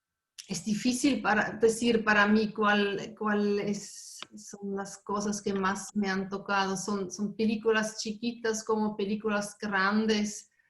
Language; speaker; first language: Spanish; non-native, fluent; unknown